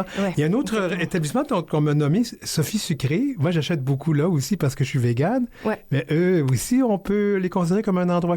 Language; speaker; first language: French; native; French